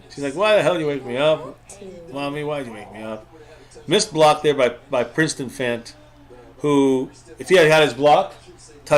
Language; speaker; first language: English; native; English